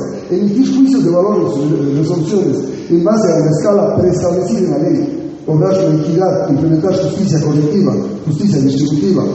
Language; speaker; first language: Spanish; native; Spanish